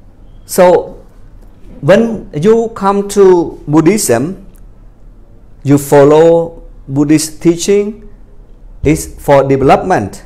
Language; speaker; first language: English; non-native, fluent; Khmer